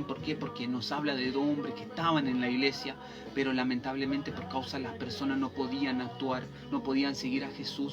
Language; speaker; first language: Spanish; native; Spanish